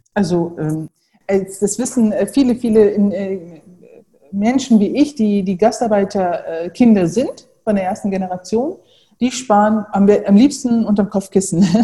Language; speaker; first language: German; early bilingual, other home language; Turkish